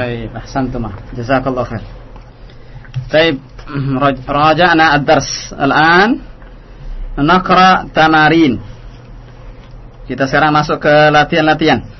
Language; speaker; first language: Arabic; non-native, learner; Indonesian